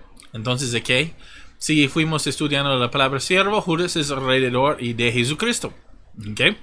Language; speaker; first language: Spanish; non-native, fluent; English